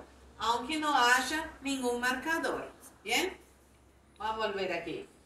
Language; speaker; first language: Spanish; non-native, fluent; Portuguese